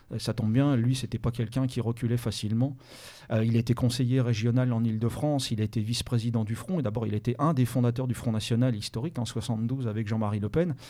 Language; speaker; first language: French; native; French